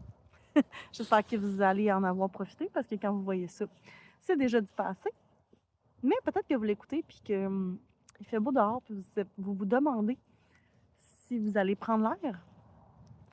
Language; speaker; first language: French; native; French